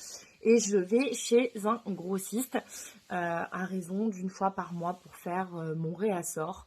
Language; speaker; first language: French; native; French